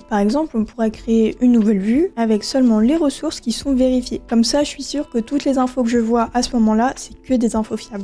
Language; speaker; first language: French; native; French